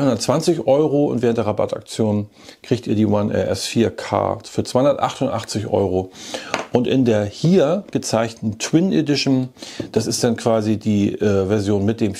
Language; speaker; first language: German; native; German